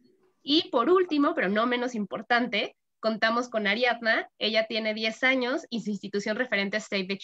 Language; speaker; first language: Spanish; native; Spanish